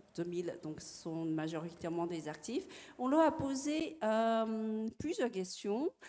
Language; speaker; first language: French; non-native, fluent; Chinese